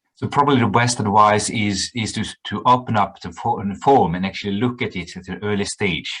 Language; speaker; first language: English; non-native, fluent; Norwegian